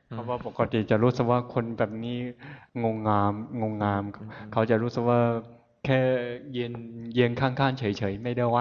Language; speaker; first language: Thai; non-native, fluent; Chinese